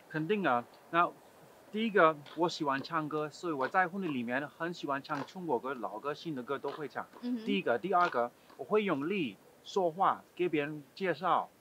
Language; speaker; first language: Chinese; non-native, fluent; English